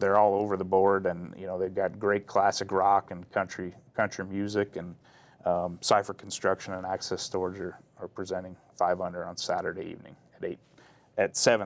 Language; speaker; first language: English; native; English